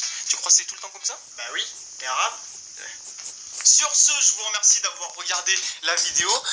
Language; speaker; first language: French; native; French